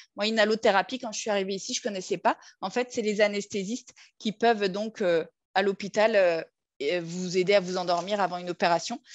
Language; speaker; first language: French; native; French